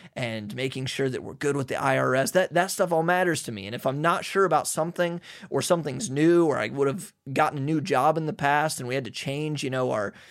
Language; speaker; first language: English; native; English